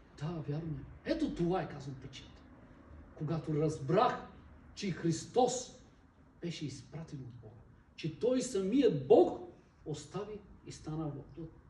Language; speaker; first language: Bulgarian; non-native, local second language; Turkish